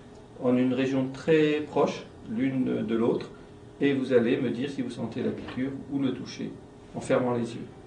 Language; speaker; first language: French; native; French